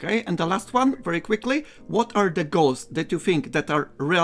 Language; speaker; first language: English; non-native, fluent; Polish